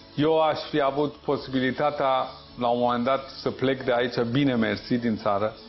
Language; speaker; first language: Romanian; non-native, fluent; Persian